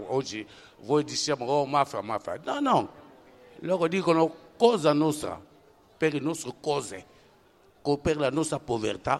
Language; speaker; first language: Italian; non-native, fluent; French